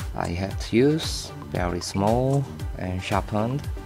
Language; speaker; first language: English; non-native, learner; Korean